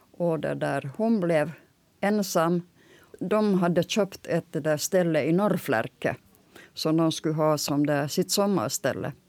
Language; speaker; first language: Swedish; native; Swedish